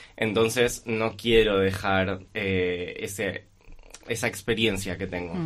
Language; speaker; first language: Spanish; native; Spanish